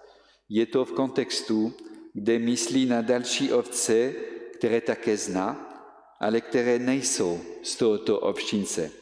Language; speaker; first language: Czech; non-native, fluent; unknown